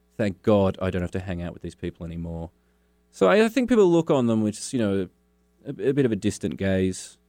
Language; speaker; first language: English; native; English